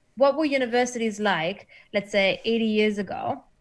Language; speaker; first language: English; non-native, fluent; German